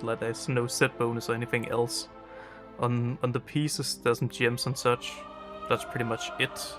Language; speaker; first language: English; non-native, fluent; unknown